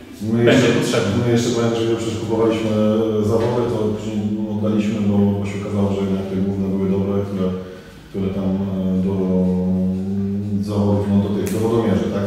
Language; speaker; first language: Polish; native; Polish